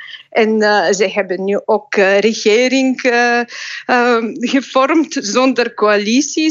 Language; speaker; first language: Dutch; non-native, fluent; Bulgarian